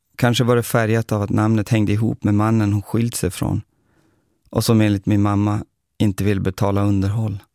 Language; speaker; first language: Swedish; native; Swedish